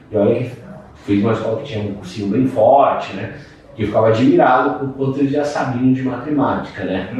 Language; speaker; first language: Portuguese; native; Portuguese